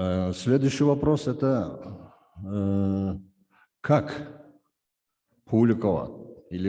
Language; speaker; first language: Russian; non-native, local second language; Kyrgyz